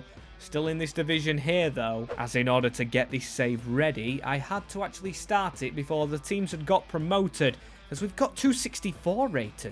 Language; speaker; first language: English; native; English